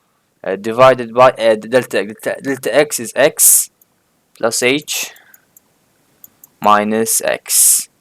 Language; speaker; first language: English; non-native, fluent; Arabic